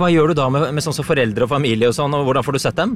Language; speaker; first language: Norwegian; native; Norwegian